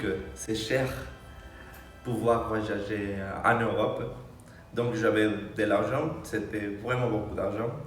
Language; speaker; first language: French; non-native, fluent; Spanish